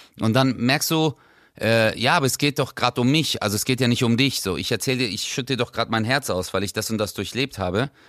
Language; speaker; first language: German; early bilingual, other home language; Turkish